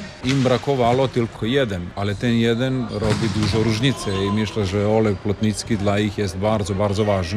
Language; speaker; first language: Polish; non-native, fluent; Serbian